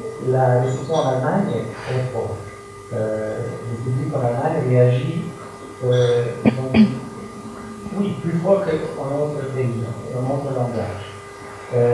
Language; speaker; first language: French; non-native, fluent; German